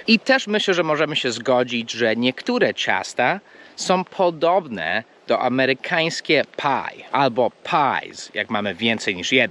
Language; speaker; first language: Polish; non-native, fluent; English